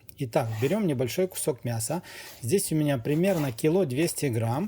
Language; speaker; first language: Russian; native; Russian